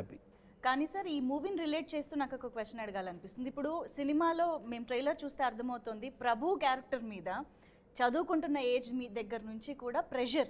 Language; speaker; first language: Telugu; native; Telugu